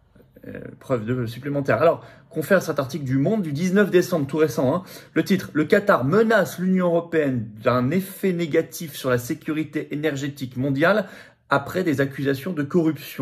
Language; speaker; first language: French; native; French